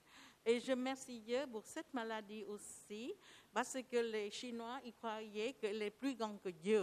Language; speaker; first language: French; non-native, learner; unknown